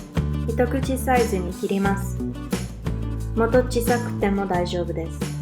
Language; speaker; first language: Japanese; non-native, learner; Bulgarian